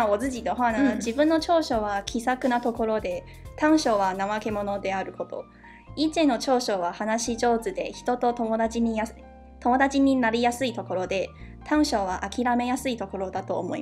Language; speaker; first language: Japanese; non-native, fluent; Chinese